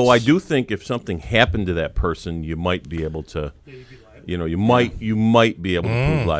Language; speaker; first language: English; native; English